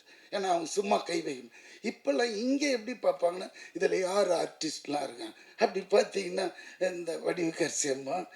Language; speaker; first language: Tamil; native; Tamil